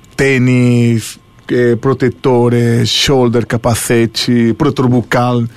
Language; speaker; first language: Portuguese; non-native, fluent; Spanish